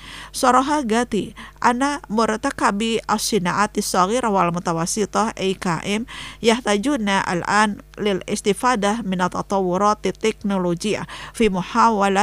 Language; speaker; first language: Arabic; non-native, fluent; Indonesian